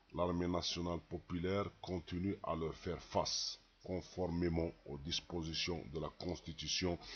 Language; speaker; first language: French; non-native, local second language; Arabic